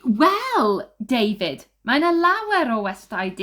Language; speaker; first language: Welsh; non-native, fluent; English